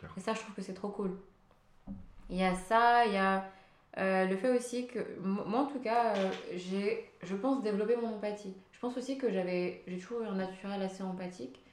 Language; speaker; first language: French; early bilingual, other home language; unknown